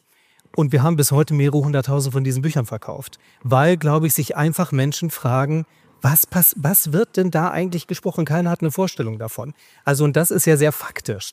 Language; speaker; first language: German; native; German